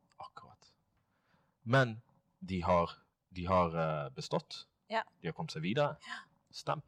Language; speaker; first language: Norwegian; non-native, fluent; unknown